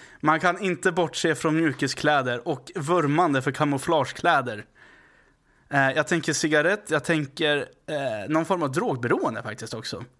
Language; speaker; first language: Swedish; native; Swedish